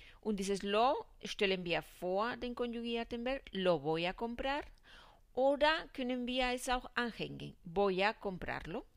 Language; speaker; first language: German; non-native, fluent; Spanish